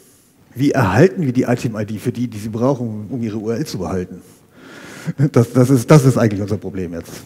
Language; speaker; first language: German; native; German